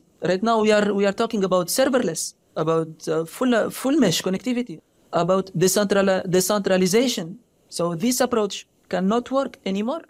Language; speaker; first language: English; non-native, fluent; Arabic